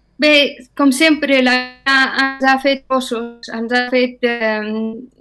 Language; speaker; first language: Catalan; non-native, fluent; Persian